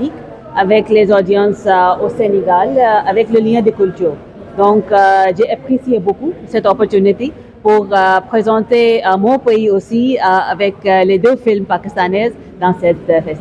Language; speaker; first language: French; non-native, fluent; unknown